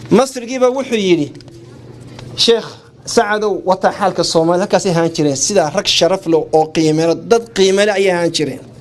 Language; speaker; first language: Somali; early bilingual, heritage; Somali